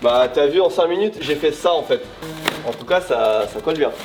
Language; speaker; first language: French; native; French